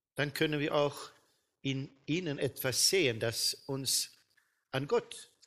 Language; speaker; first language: German; non-native, fluent; Swedish